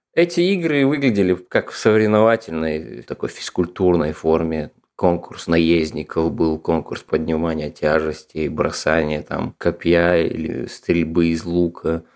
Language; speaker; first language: Russian; non-native, local second language; Ingush